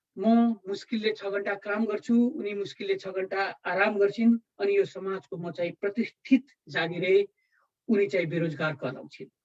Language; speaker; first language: Nepali; native; Nepali